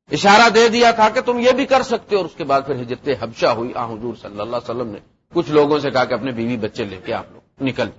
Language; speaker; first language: Urdu; non-native, local second language; Punjabi